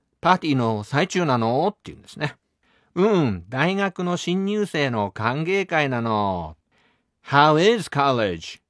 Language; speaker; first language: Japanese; native; Japanese